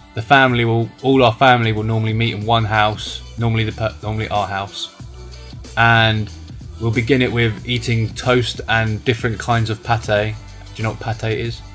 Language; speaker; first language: English; native; English